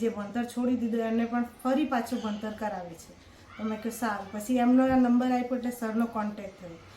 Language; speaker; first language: Gujarati; non-native, local second language; Hindi